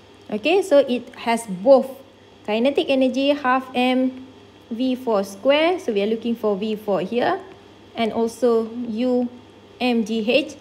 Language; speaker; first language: English; non-native, local second language; Malay